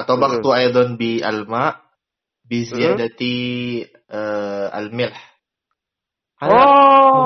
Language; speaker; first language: Arabic; non-native, learner; Indonesian